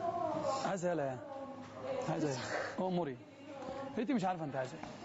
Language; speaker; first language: Arabic; native; Arabic